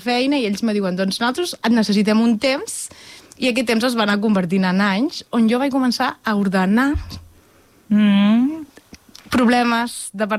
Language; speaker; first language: Catalan; native; Catalan